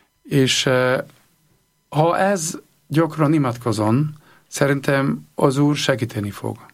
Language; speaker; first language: Hungarian; non-native, learner; German